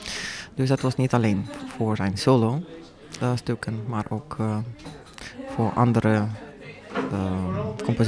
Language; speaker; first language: Dutch; non-native, fluent; Russian